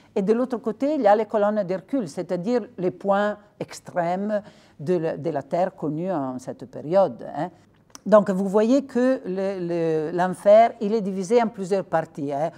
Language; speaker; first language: French; non-native, fluent; Italian